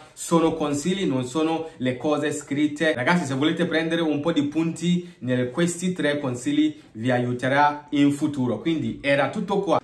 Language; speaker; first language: Italian; non-native, fluent; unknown